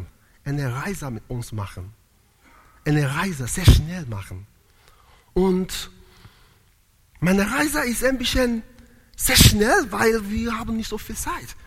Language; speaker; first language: German; non-native, learner; Italian